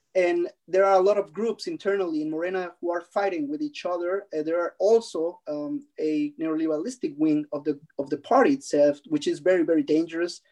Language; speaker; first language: English; non-native, fluent; Spanish